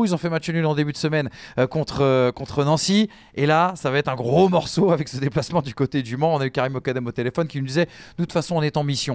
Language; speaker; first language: French; native; French